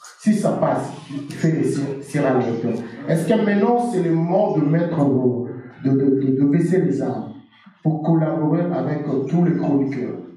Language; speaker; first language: French; non-native, local second language; Lingala